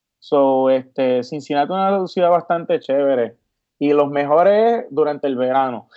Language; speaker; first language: Spanish; native; Spanish